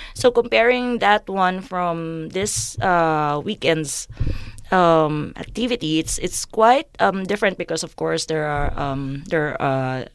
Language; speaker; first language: English; non-native, local second language; Filipino